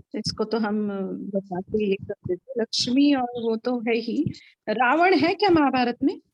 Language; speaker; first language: Hindi; native; Hindi